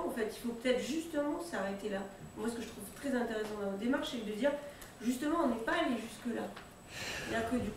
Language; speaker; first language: French; native; French